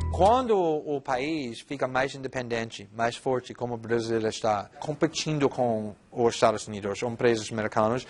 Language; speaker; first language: Portuguese; non-native, fluent; English